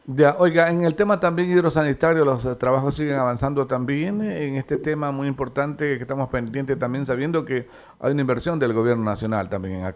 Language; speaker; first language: Spanish; native; Spanish